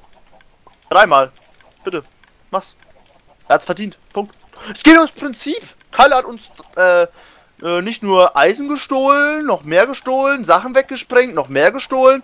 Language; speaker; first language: German; native; German